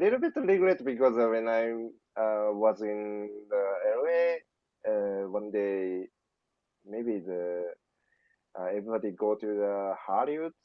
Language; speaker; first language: English; non-native, learner; Japanese